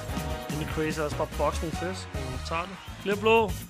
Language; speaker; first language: Danish; native; Danish